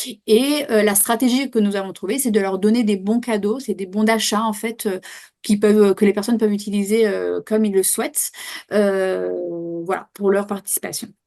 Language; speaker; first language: French; native; French